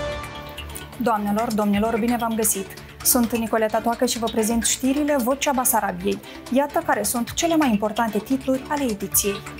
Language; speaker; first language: Romanian; native; Romanian